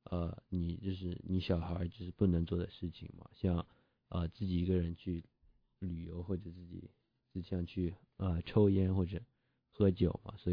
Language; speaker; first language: Chinese; early bilingual, heritage; Chinese